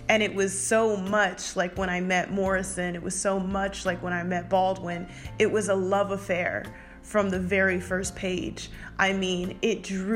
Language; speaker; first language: English; native; English